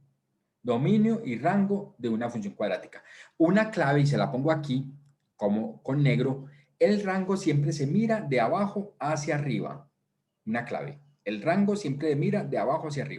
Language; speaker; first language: Spanish; native; Spanish